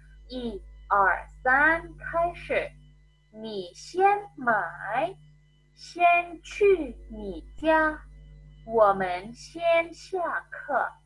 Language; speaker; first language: Chinese; non-native, fluent; Indonesian